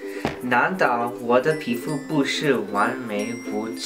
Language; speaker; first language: Chinese; non-native, learner; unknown